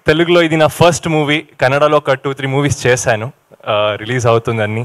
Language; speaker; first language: Telugu; non-native, learner; Kannada